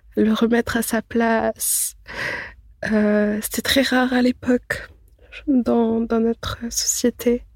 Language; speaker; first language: French; non-native, local second language; Arabic